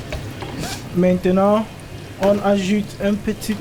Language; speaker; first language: French; non-native, learner; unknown